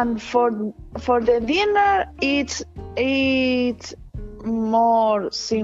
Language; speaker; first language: English; non-native, learner; Spanish